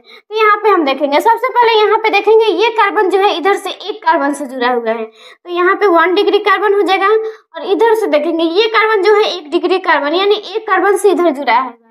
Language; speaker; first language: Hindi; native; Hindi